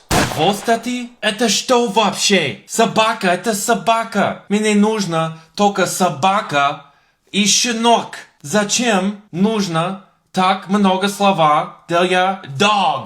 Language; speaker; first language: Russian; non-native, learner; English